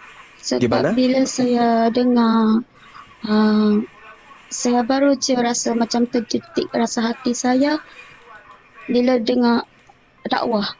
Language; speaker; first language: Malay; non-native, local second language; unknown